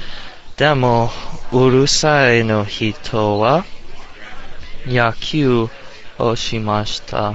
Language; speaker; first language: Japanese; non-native, learner; English